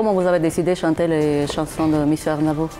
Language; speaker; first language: French; non-native, fluent; Armenian